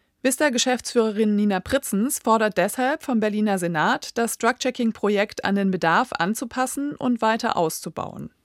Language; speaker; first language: German; native; German